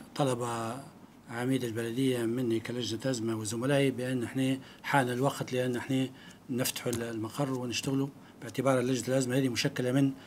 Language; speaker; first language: Arabic; native; Arabic